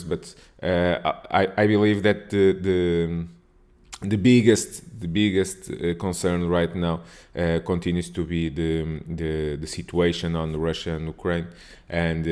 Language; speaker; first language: English; non-native, fluent; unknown